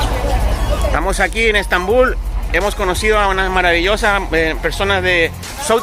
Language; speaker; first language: Spanish; native; Spanish